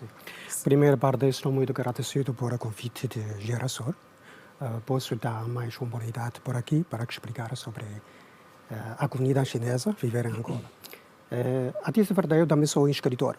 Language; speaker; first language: Portuguese; non-native, learner; Chinese